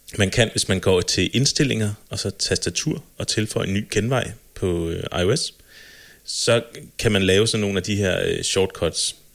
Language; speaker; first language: Danish; native; Danish